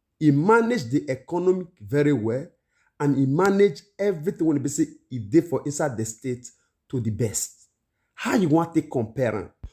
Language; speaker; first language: Nigerian Pidgin; non-native, local second language; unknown